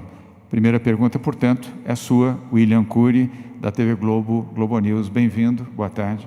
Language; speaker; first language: Portuguese; native; Portuguese